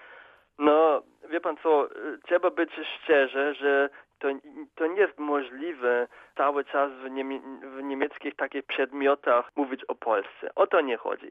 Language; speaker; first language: Polish; non-native, fluent; German